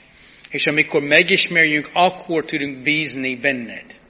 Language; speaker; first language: Hungarian; non-native, learner; English